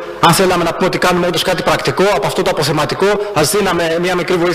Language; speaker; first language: Greek; native; Greek